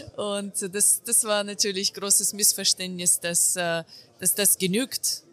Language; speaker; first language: German; non-native, fluent; Ukrainian